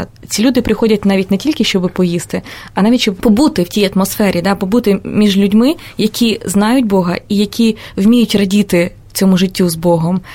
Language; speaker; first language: Ukrainian; native; Ukrainian